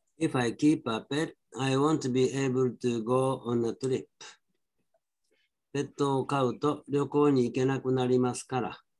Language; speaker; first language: Japanese; native; Japanese